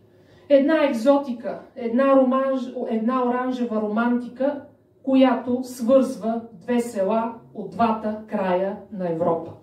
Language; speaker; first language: Bulgarian; native; Bulgarian